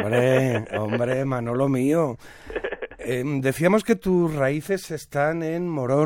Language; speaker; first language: Spanish; native; Spanish